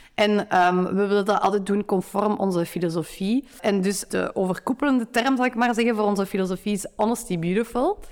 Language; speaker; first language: Dutch; native; Dutch